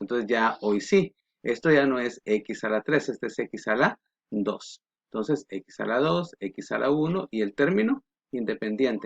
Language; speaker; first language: Spanish; native; Spanish